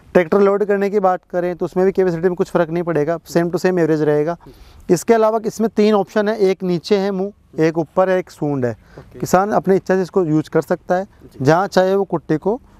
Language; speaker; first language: Hindi; native; Hindi